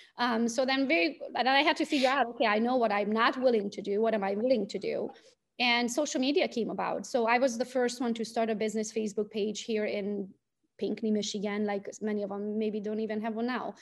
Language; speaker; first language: English; non-native, fluent; Romanian